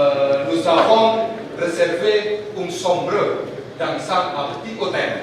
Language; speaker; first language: French; non-native, learner; Indonesian